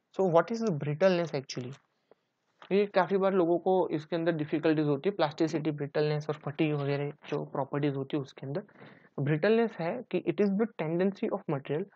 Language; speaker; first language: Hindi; non-native, local second language; Gujarati